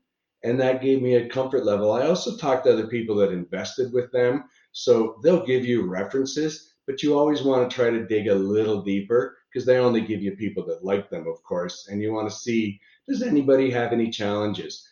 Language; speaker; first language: English; native; English